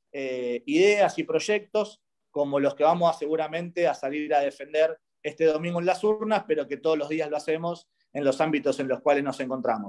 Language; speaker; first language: Spanish; native; Spanish